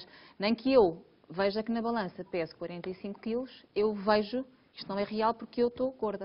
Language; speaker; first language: Portuguese; native; Portuguese